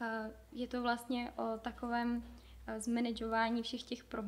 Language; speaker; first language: Czech; native; Czech